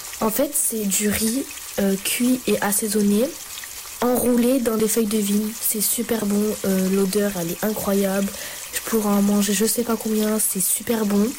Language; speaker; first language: French; native; French